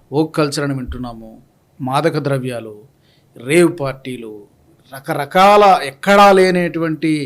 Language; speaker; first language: Telugu; native; Telugu